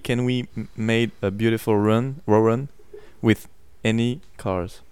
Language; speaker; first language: English; non-native, learner; French